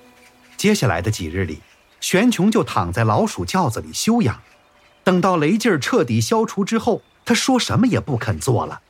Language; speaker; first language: Chinese; native; Chinese